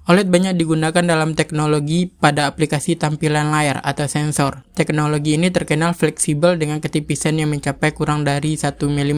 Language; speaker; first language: Indonesian; native; Indonesian